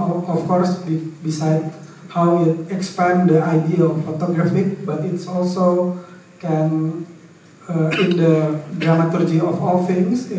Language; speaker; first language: English; non-native, fluent; Indonesian